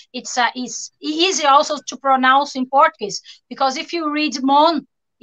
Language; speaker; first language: English; non-native, learner; Portuguese